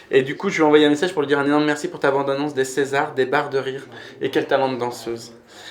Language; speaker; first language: French; native; French